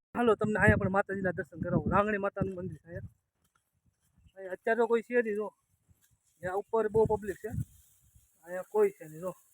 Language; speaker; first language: Gujarati; native; Gujarati